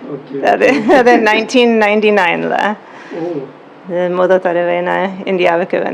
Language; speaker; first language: Tamil; non-native, learner; English